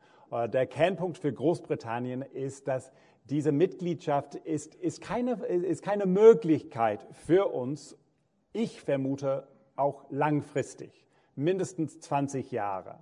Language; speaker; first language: German; non-native, fluent; English